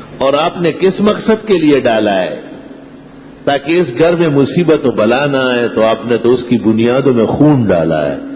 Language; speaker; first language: Urdu; non-native, local second language; Pashto